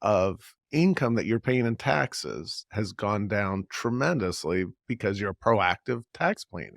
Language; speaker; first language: English; native; English